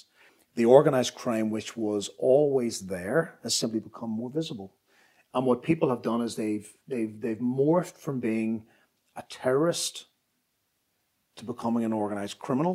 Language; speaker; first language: English; native; English